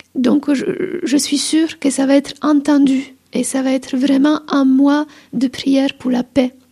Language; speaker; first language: French; non-native, fluent; Polish